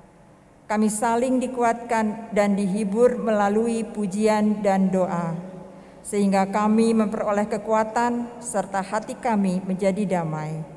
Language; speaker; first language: Indonesian; native; Indonesian